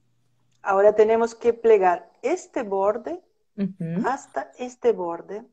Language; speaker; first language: Spanish; non-native, fluent; Portuguese